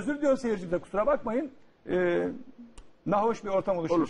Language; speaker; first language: Turkish; native; Turkish